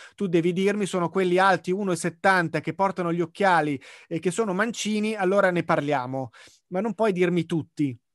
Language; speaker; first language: Italian; native; Italian